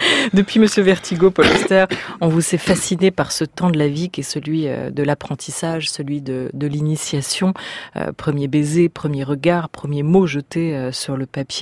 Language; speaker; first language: French; native; French